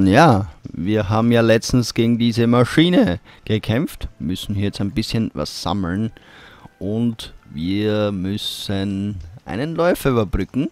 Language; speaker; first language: German; native; German